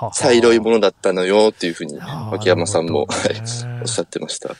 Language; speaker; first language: Japanese; native; Japanese